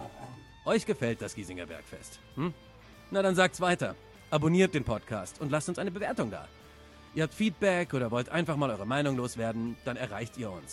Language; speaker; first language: German; native; German